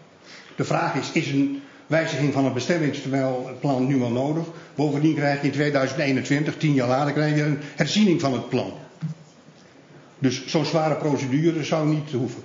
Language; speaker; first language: Dutch; native; Dutch